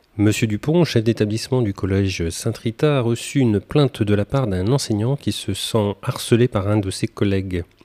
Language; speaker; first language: French; native; French